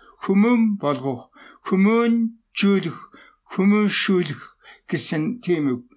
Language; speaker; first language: Mongolian; non-native, local second language; Tuvinian